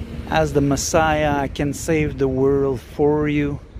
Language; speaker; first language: English; non-native, fluent; French